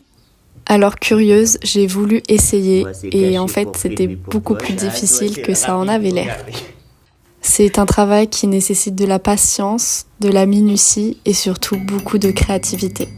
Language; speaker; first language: French; native; French